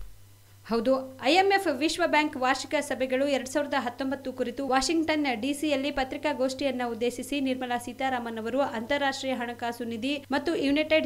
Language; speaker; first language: Kannada; native; Kannada